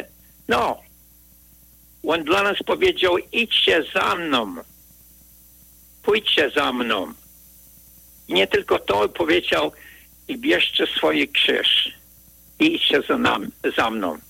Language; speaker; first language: Polish; early bilingual, heritage; Polish